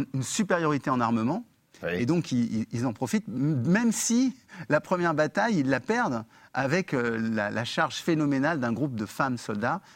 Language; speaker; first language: French; native; French